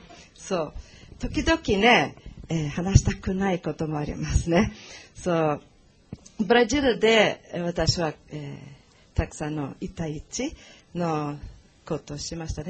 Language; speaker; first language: Japanese; non-native, learner; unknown